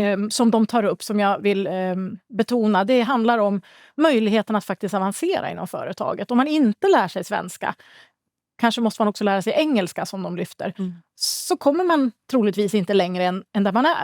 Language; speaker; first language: Swedish; native; Swedish